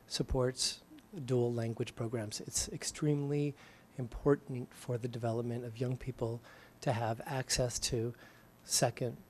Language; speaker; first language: English; native; English